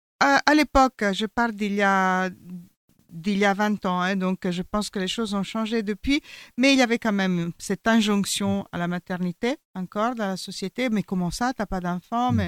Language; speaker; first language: French; non-native, fluent; Italian